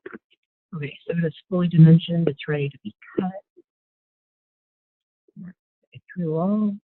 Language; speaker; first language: English; native; English